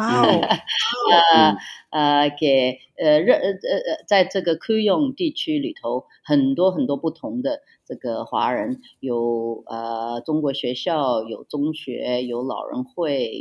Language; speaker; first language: Chinese; early bilingual, heritage; Chinese